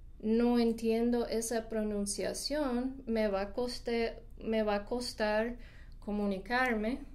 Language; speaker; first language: Spanish; non-native, fluent; English